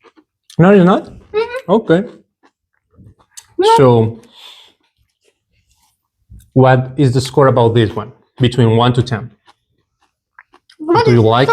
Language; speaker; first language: English; non-native, learner; Spanish